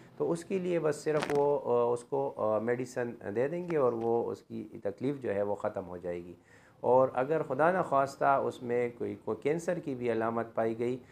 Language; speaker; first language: Urdu; non-native, local second language; Pashto